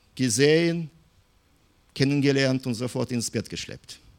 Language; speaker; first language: German; non-native, fluent; Russian